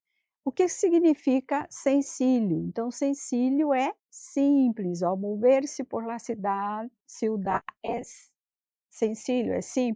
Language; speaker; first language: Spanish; non-native, fluent; Portuguese